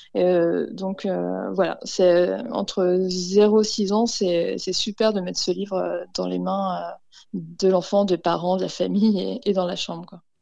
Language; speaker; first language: French; native; French